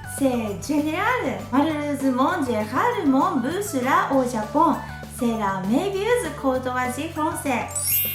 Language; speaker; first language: French; non-native, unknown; Japanese